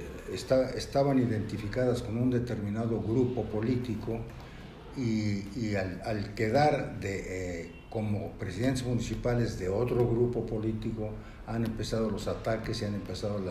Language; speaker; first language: Spanish; native; Spanish